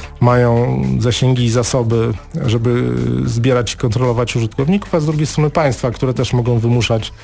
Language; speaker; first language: Polish; native; Polish